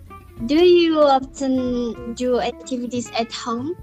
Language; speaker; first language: English; non-native, learner; Indonesian